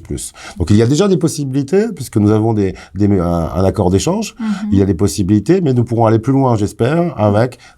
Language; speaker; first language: French; native; French